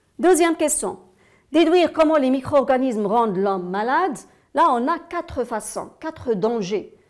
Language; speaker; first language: French; non-native, local second language; Arabic